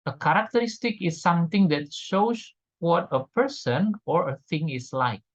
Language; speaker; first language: English; non-native, fluent; Indonesian